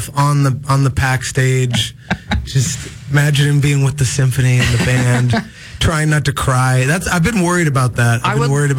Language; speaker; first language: English; native; English